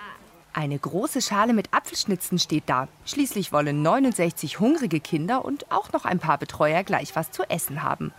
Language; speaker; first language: German; native; German